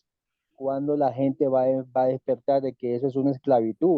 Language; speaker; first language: Spanish; native; Spanish